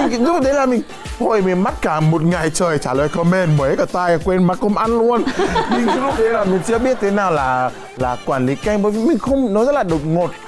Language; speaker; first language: Vietnamese; non-native, fluent; Yoruba